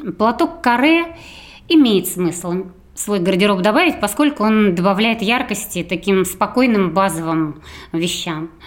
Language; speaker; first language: Russian; native; Russian